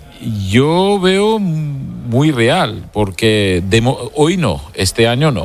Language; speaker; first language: Spanish; non-native, fluent; Georgian